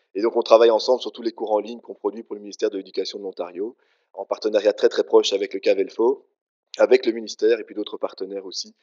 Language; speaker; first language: French; native; French